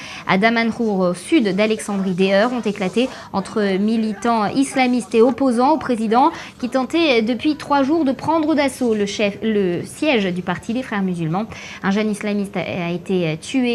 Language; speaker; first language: French; native; French